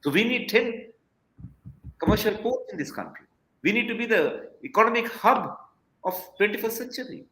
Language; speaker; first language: English; non-native, local second language; Tamil